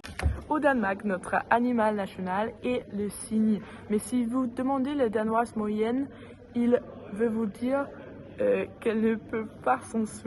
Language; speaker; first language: French; non-native, learner; Danish